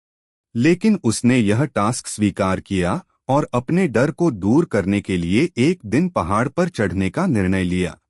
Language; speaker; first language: Hindi; native; Hindi